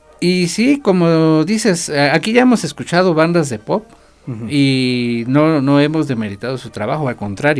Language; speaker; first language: Spanish; native; Spanish